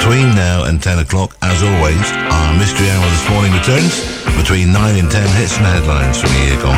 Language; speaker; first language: English; native; English